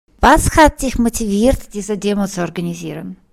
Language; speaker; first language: German; non-native, fluent; Russian